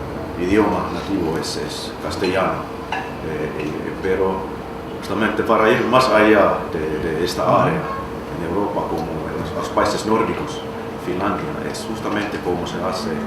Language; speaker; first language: Spanish; non-native, fluent; Finnish